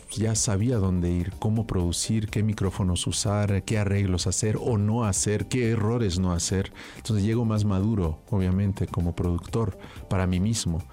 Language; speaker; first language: Spanish; early bilingual, heritage; French